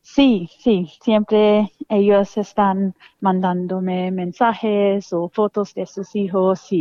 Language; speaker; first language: Spanish; non-native, fluent; English